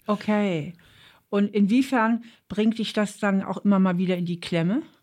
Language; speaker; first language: German; native; German